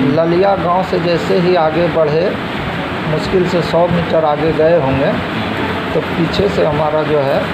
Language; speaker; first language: Hindi; native; Hindi